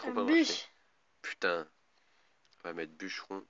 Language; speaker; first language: French; native; French